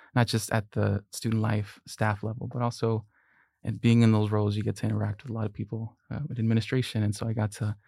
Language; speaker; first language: English; early bilingual, other home language; Spanish